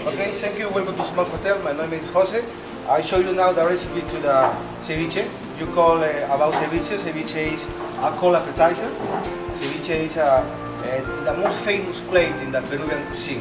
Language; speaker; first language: English; non-native, learner; Spanish